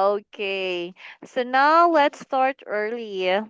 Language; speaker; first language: English; non-native, fluent; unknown